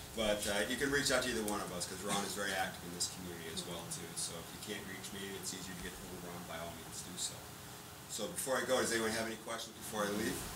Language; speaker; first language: English; native; English